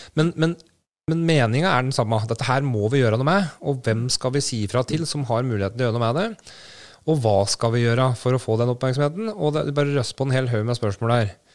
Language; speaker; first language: Norwegian; native; Norwegian